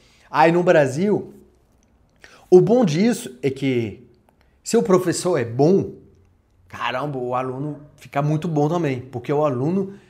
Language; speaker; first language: Portuguese; non-native, fluent; French